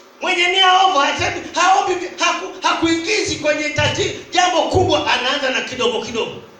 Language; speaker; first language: Swahili; native; Swahili